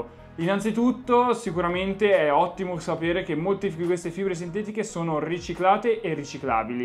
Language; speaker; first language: Italian; native; Italian